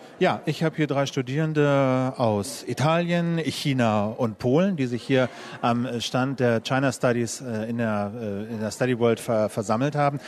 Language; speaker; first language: German; native; German